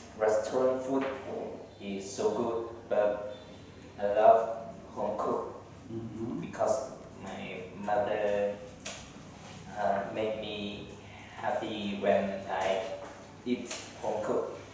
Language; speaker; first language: English; non-native, learner; Vietnamese